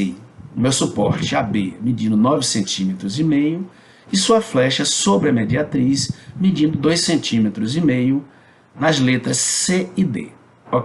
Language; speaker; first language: Portuguese; native; Portuguese